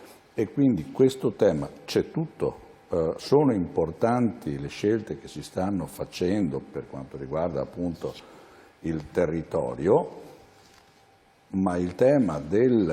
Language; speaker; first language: Italian; native; Italian